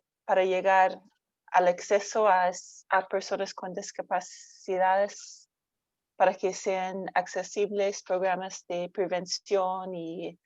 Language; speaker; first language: Spanish; non-native, fluent; English